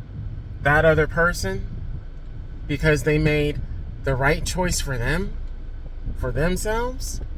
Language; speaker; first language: English; native; English